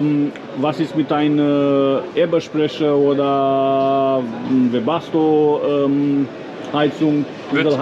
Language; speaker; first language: German; non-native, fluent; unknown